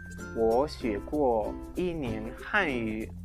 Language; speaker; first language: Chinese; non-native, fluent; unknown